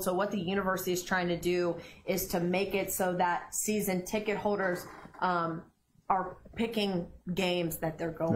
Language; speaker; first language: English; native; English